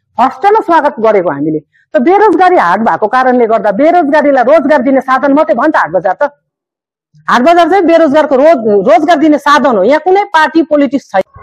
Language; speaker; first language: Nepali; native; Nepali